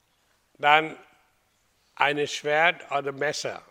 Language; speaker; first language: German; non-native, fluent; Hindi